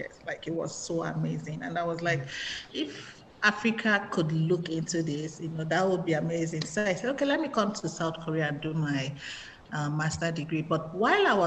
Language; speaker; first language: English; non-native, local second language; Igbo